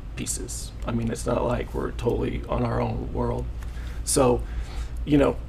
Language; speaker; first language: English; native; English